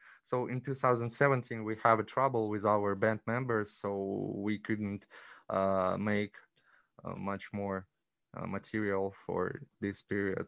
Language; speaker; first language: English; non-native, learner; Russian